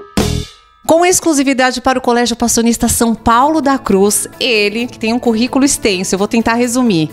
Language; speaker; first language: Portuguese; native; Portuguese